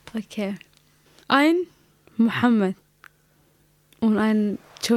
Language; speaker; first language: German; non-native, learner; Somali